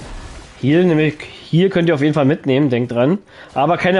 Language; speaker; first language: German; native; German